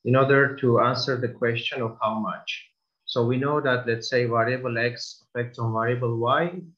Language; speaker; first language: English; non-native, fluent; Armenian